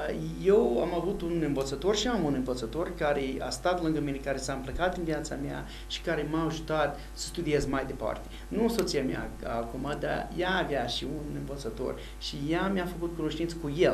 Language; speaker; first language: Romanian; non-native, fluent; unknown